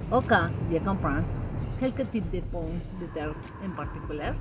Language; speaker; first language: French; non-native, learner; Spanish